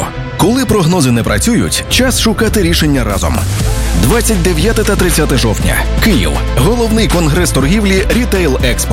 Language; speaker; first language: Ukrainian; native; Ukrainian